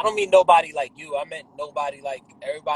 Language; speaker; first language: English; native; English